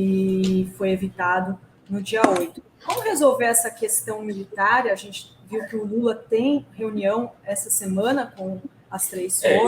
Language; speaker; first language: Portuguese; native; Portuguese